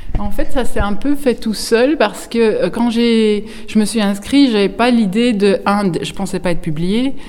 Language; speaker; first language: French; native; French